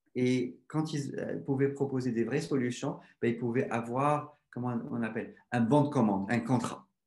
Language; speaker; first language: French; non-native, local second language; Arabic